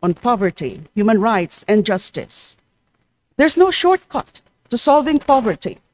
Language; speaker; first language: English; non-native, local second language; Filipino